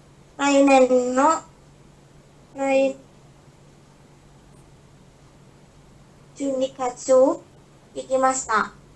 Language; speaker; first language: Japanese; non-native, learner; Indonesian